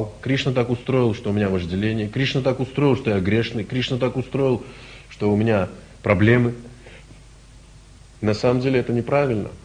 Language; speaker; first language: Russian; native; Russian